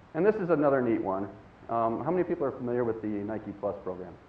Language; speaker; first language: English; native; English